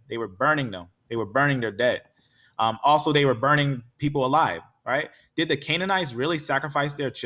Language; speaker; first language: English; native; English